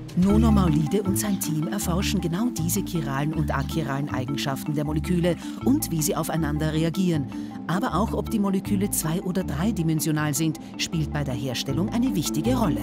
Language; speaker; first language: German; native; German